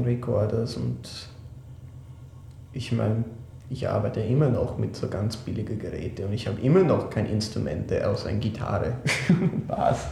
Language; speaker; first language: German; non-native, fluent; English